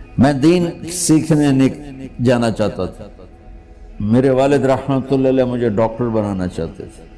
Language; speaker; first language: Urdu; non-native, local second language; Punjabi